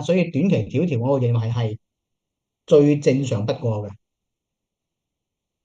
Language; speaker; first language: Cantonese; native; Cantonese